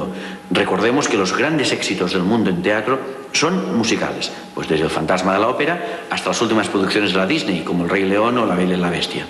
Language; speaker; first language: Spanish; native; Spanish